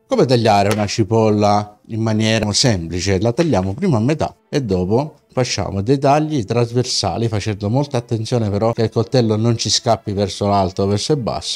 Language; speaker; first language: Italian; native; Italian